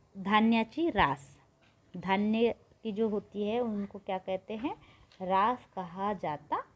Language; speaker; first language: Hindi; non-native, local second language; Marathi